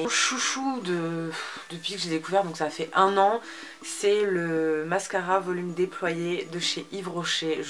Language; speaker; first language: French; native; French